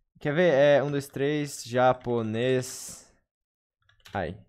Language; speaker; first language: Portuguese; native; Portuguese